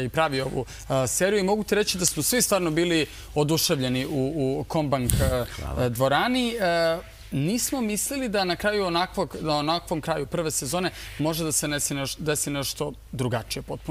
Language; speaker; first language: Serbian; native; Serbian